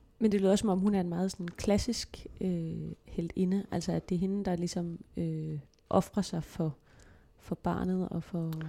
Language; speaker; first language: Danish; native; Danish